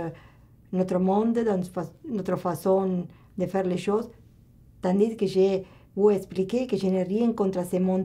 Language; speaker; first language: French; non-native, local second language; Spanish